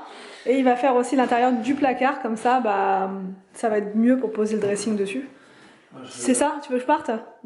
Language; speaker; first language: French; native; French